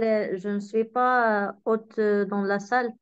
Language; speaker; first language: French; non-native, local second language; Arabic